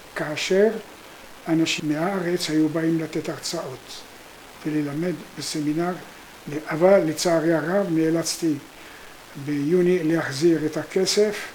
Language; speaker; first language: Hebrew; non-native, fluent; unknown